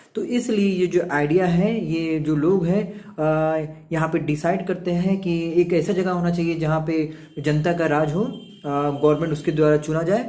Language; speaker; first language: Hindi; native; Hindi